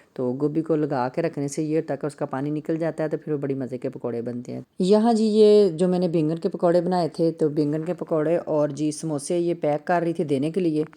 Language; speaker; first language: Urdu; native; Urdu